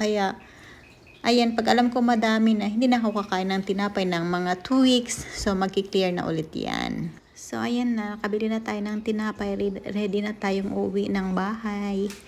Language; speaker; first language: Filipino; native; Filipino